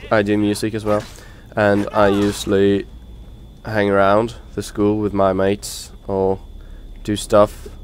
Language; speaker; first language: English; non-native, fluent; Norwegian